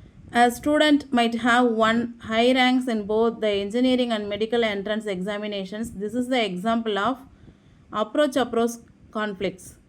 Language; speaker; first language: English; non-native, local second language; Tamil